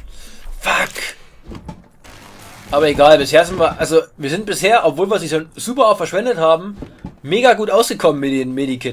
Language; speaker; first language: German; native; German